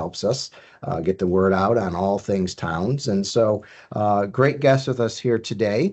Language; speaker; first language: English; native; English